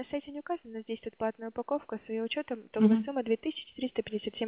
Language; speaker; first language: Russian; native; Russian